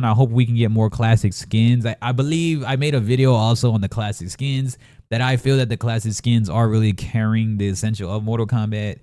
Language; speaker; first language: English; native; English